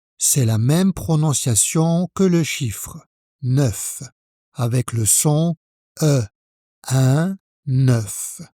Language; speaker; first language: French; native; French